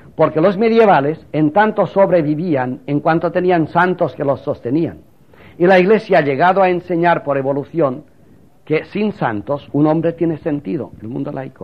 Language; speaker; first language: Spanish; native; Spanish